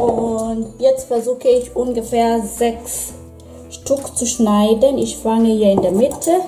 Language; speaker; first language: German; non-native, fluent; Swahili